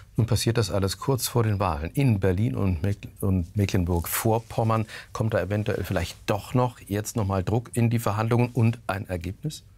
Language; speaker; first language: German; native; German